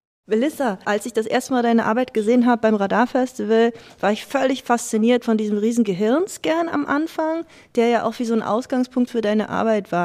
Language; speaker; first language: German; native; German